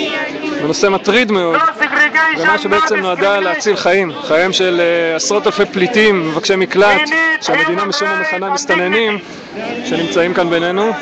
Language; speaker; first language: Hebrew; native; Hebrew